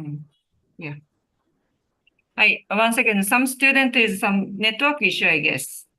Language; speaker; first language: English; non-native, learner; Japanese